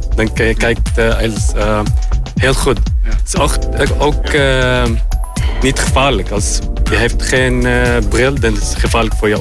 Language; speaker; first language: Dutch; non-native, learner; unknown